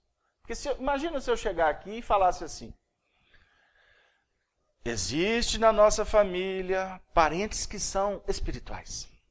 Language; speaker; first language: Portuguese; native; Portuguese